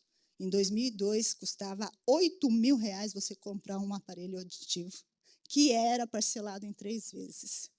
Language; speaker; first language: Portuguese; native; Portuguese